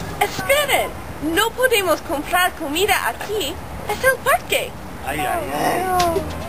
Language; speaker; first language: Spanish; non-native, learner; English